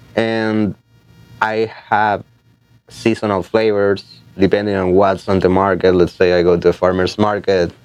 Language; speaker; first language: English; non-native, fluent; Spanish